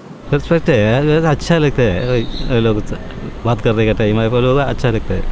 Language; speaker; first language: Hindi; non-native, local second language; Malayalam